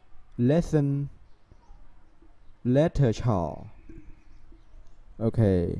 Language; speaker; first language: English; non-native, learner; Khmer